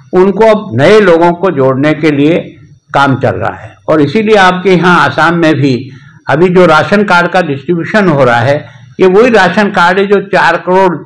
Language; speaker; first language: Hindi; native; Hindi